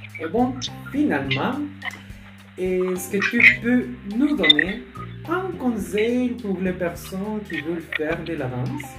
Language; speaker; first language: French; non-native, learner; Spanish